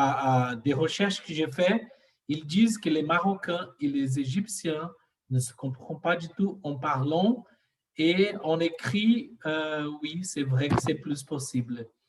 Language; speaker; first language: French; non-native, learner; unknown